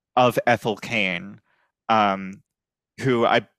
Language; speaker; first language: English; native; English